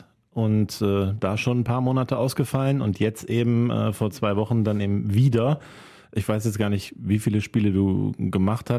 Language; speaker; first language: German; native; German